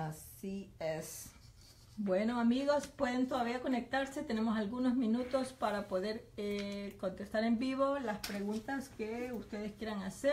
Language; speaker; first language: Spanish; native; Spanish